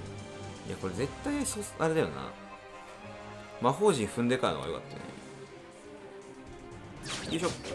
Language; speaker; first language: Japanese; native; Japanese